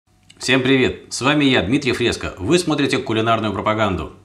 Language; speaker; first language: Russian; native; Russian